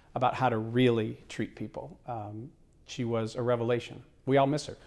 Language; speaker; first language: English; native; English